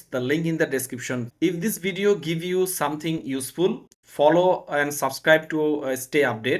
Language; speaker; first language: English; non-native, learner; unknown